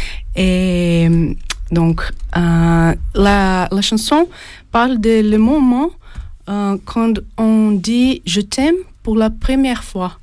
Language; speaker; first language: French; non-native, fluent; Portuguese